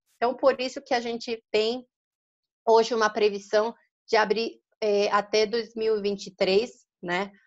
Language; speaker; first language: Portuguese; non-native, fluent; Spanish